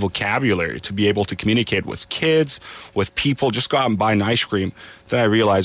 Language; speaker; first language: English; non-native, fluent; Persian